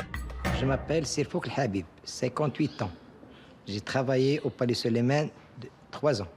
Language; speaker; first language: French; non-native, local second language; Arabic